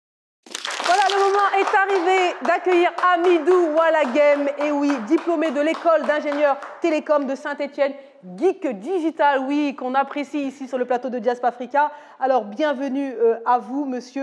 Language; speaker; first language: French; native; French